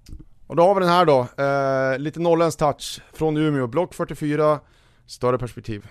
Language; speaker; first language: Swedish; native; Swedish